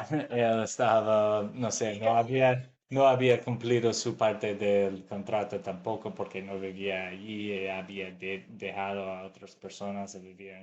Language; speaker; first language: Spanish; non-native, fluent; English